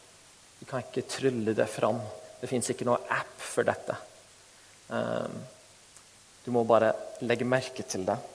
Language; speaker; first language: Norwegian; non-native, fluent; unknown